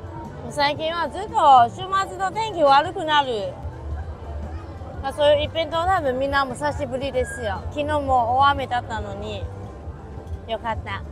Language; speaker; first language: Japanese; non-native, fluent; Chinese